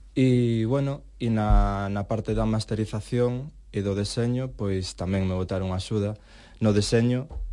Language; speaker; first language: Galician; non-native, local second language; Spanish